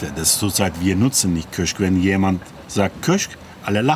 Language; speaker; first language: German; non-native, learner; Turkish